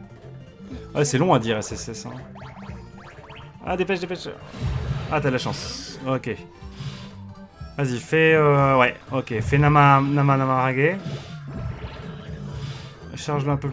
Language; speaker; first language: French; native; French